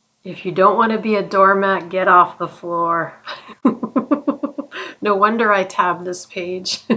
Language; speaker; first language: English; native; English